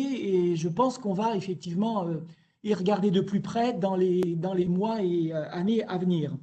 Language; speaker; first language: French; native; French